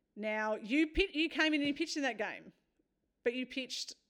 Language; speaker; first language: English; native; English